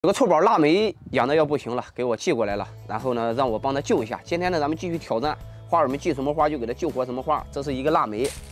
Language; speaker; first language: Chinese; native; Chinese